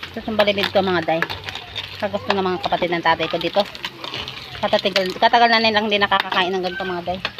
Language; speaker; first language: Filipino; non-native, local second language; Pampanga